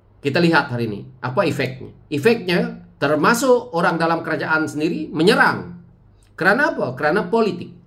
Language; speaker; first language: Malay; native; Malay